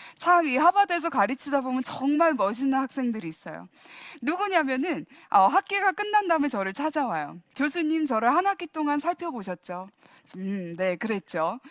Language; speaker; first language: Korean; early bilingual, heritage; Korean